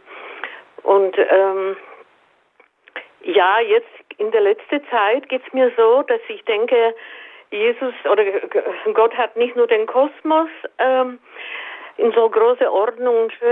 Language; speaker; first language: German; native; German